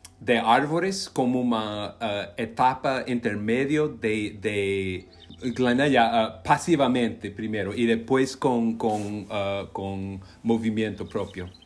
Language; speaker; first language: Spanish; non-native, learner; English